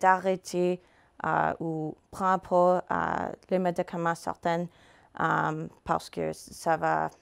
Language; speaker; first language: French; non-native, fluent; English